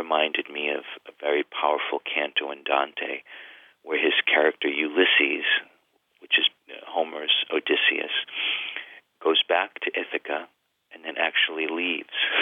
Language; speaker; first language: English; native; English